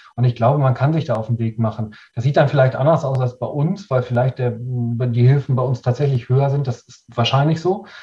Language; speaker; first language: German; native; German